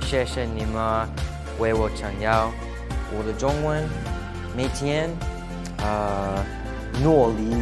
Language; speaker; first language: Chinese; non-native, learner; English